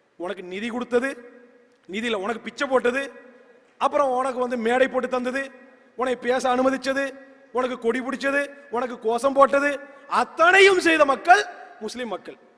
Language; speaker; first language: Tamil; native; Tamil